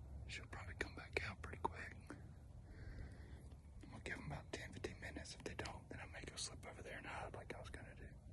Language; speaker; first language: English; native; English